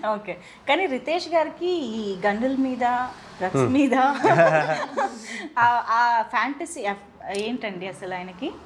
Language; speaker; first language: Telugu; native; Telugu